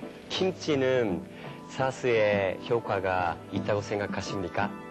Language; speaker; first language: Korean; non-native, fluent; Japanese